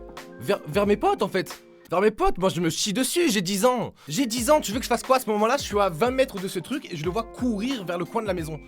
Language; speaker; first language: French; native; French